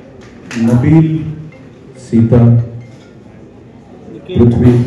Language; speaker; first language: Telugu; non-native, fluent; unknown